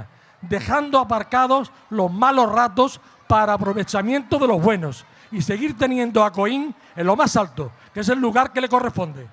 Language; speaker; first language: Spanish; native; Spanish